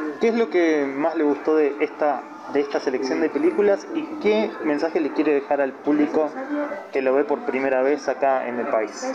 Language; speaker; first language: Spanish; native; Spanish